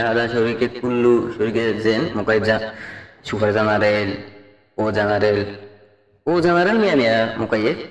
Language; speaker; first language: Arabic; non-native, learner; Bangla